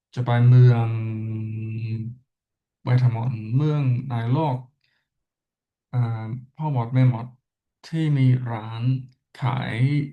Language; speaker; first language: Thai; non-native, learner; English